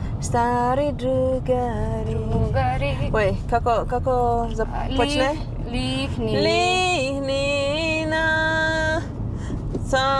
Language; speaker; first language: Macedonian; non-native, learner; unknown